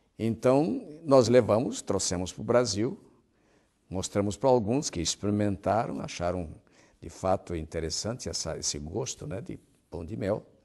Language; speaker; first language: Portuguese; native; Portuguese